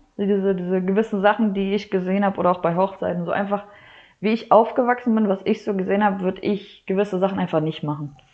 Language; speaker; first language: German; native; German